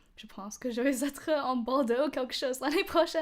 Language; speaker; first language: French; non-native, learner; English